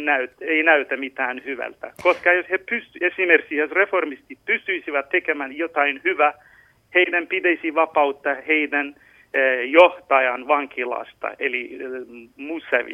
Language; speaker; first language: Finnish; non-native, fluent; Persian